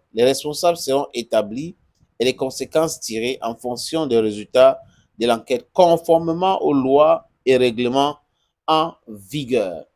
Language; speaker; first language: French; non-native, local second language; English